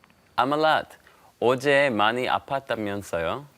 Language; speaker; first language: Korean; non-native, learner; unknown